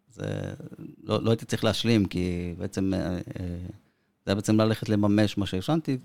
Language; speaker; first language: Hebrew; early bilingual, other home language; Spanish